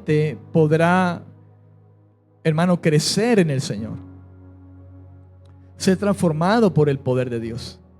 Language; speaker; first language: Spanish; native; Spanish